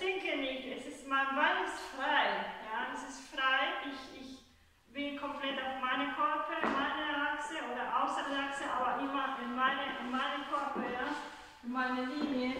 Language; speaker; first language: German; non-native, fluent; Spanish